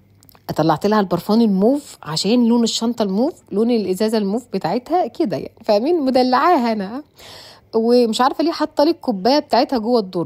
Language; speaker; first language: Arabic; native; Arabic